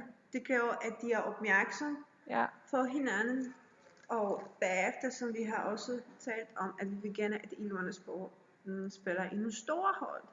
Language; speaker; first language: Danish; non-native, learner; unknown